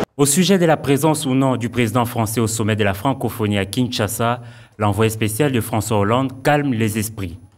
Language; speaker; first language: French; non-native, local second language; Lingala